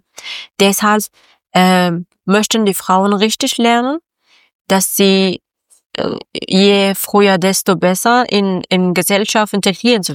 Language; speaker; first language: German; non-native, learner; Persian